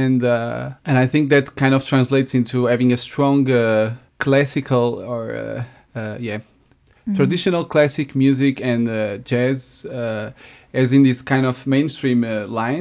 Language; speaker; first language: English; non-native, fluent; Portuguese